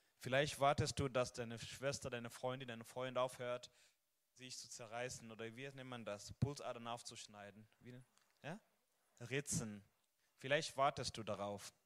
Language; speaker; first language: German; non-native, fluent; Swahili